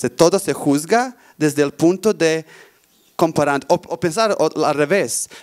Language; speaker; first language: Spanish; non-native, fluent; Bosnian